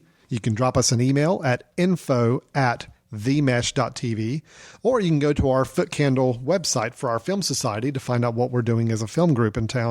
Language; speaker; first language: English; native; English